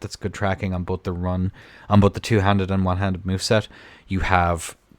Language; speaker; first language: English; native; English